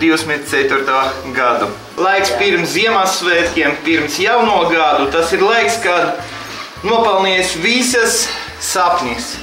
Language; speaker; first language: Latvian; non-native, local second language; Russian